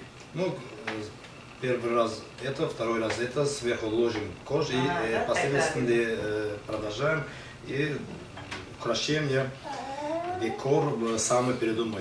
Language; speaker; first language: Russian; non-native, learner; Azerbaijani